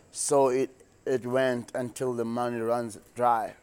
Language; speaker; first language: English; non-native, local second language; Xhosa